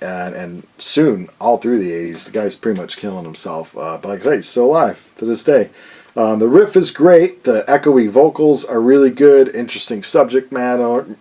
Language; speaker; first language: English; native; English